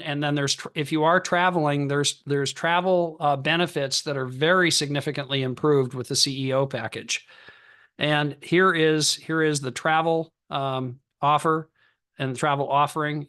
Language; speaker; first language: English; native; English